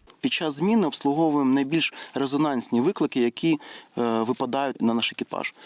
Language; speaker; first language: Ukrainian; native; Ukrainian